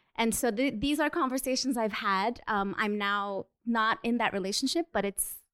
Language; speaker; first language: English; non-native, fluent; Portuguese